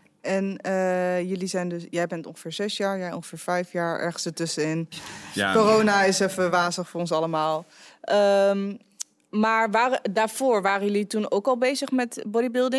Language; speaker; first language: Dutch; native; Dutch